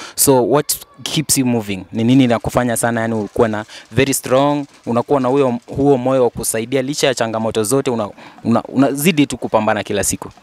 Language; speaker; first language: Swahili; native; Swahili